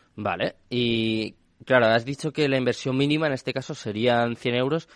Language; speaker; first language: Spanish; native; Spanish